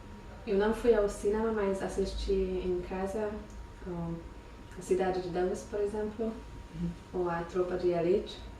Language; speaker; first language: Portuguese; non-native, fluent; Hungarian